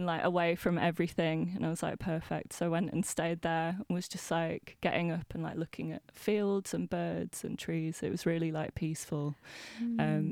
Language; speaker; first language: English; native; English